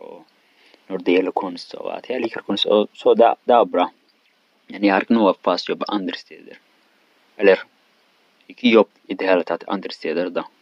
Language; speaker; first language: Swedish; non-native, learner; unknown